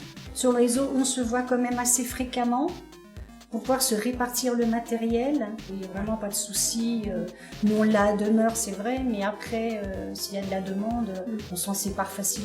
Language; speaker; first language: French; native; French